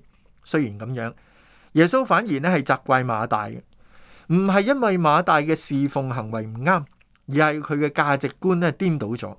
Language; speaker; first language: Chinese; non-native, local second language; Cantonese